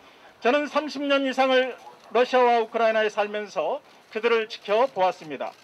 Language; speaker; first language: Korean; native; Korean